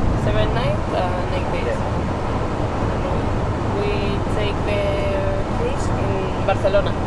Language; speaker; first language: English; non-native, learner; Spanish